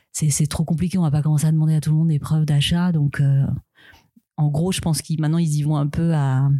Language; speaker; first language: French; native; French